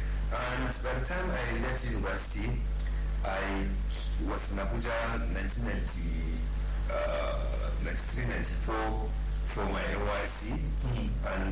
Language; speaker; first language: English; non-native, local second language; Hausa